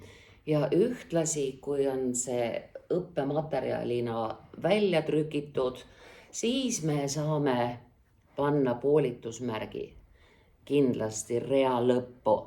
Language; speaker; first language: Estonian; native; Estonian